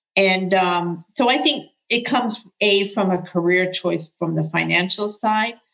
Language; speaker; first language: English; early bilingual, other home language; Arabic